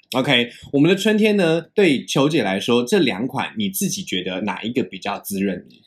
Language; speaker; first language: Chinese; native; Chinese